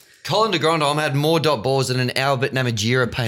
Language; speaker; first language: English; native; English